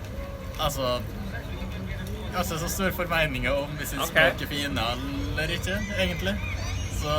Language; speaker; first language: Norwegian; early bilingual, other home language; Arabic